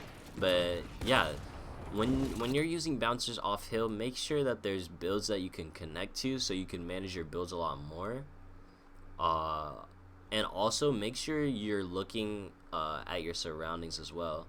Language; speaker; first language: English; native; English